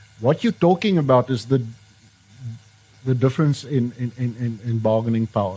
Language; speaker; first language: English; non-native, local second language; Afrikaans